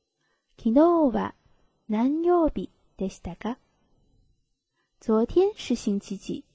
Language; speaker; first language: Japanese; non-native, fluent; Chinese